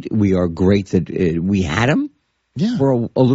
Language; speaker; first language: English; native; English